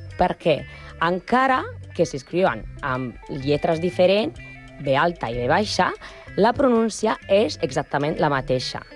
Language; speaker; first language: Catalan; non-native, learner; Spanish